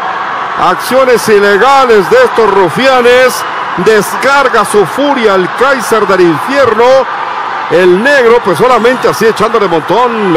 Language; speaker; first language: Spanish; native; Spanish